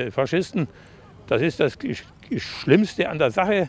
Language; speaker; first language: German; native; German